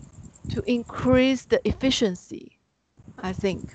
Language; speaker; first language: English; non-native, learner; Chinese